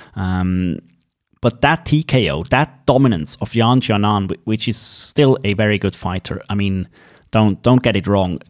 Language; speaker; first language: English; non-native, fluent; German